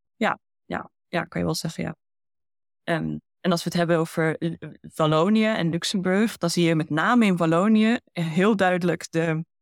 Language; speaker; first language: Dutch; early bilingual, heritage; Dutch